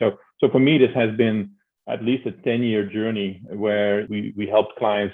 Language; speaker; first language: English; non-native, fluent; Dutch